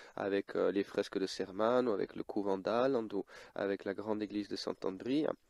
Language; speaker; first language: French; early bilingual, other home language; Dutch